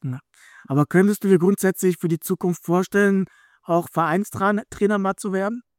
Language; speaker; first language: German; native; German